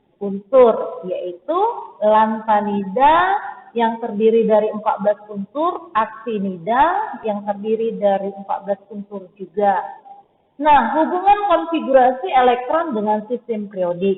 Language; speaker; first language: Indonesian; native; Indonesian